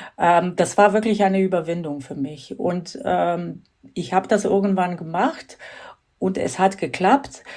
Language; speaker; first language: German; non-native, fluent; Croatian